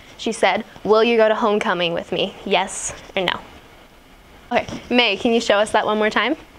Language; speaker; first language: English; native; English